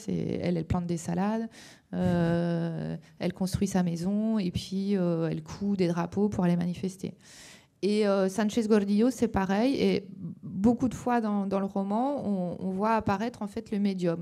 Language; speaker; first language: French; native; French